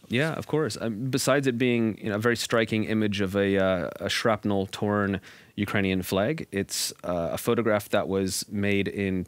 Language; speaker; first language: English; native; English